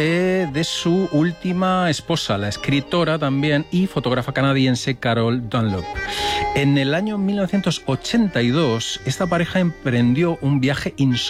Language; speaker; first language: Spanish; native; Spanish